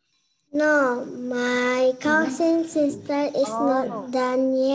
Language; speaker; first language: English; non-native, learner; Indonesian